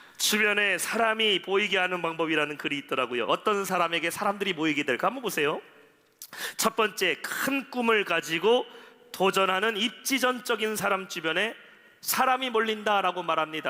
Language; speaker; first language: Korean; native; Korean